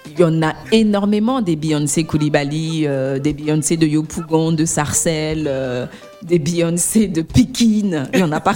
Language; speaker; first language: French; native; French